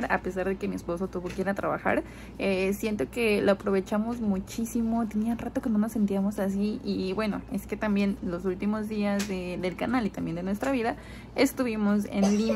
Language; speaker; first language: Spanish; native; Spanish